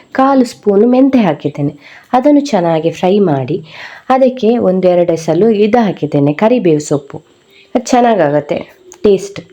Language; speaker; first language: Kannada; non-native, local second language; Tulu